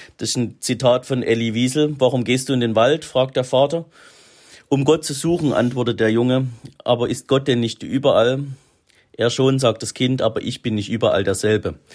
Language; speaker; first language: German; native; German